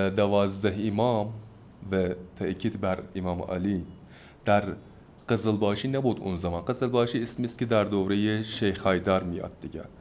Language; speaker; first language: Persian; non-native, fluent; Turkish